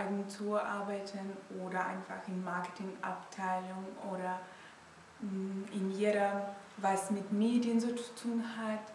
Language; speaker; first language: German; non-native, fluent; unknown